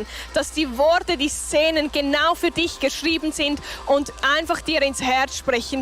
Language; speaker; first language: German; native; German